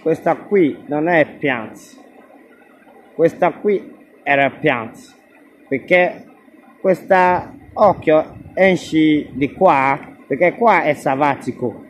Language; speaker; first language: Italian; non-native, learner; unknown